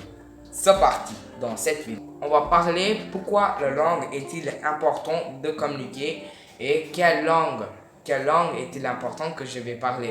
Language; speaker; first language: French; non-native, learner; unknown